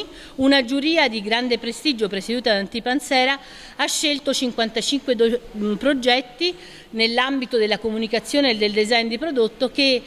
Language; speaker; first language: Italian; native; Italian